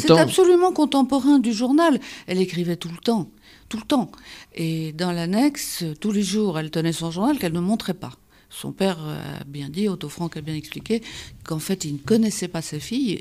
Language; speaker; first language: French; native; French